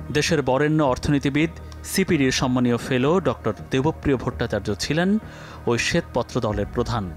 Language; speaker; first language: Bangla; native; Bangla